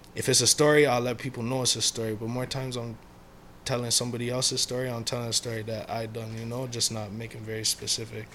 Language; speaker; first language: English; native; English